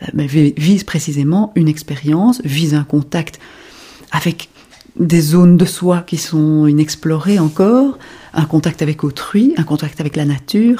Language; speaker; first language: French; native; French